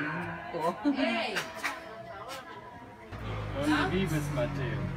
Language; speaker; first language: Spanish; non-native, learner; German